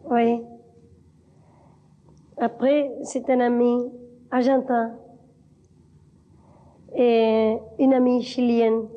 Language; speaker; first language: French; non-native, learner; Spanish